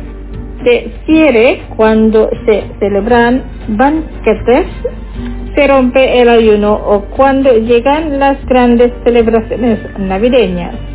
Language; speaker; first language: Spanish; non-native, fluent; Indonesian